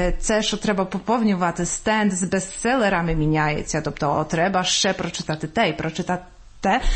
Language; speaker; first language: Ukrainian; early bilingual, heritage; Ukrainian